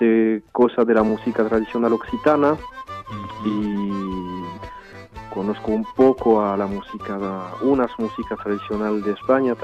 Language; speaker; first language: Spanish; early bilingual, heritage; French